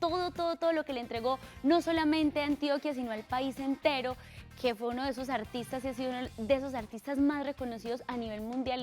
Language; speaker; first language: Spanish; native; Spanish